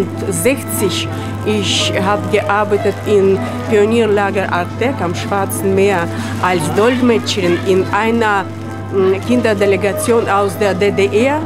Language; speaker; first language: German; non-native, learner; Russian